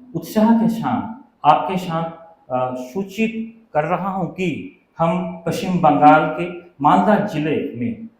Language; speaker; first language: Hindi; non-native, local second language; Bangla